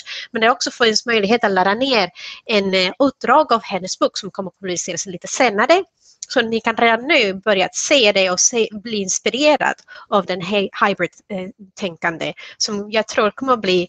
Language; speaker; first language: Swedish; non-native, fluent; Spanish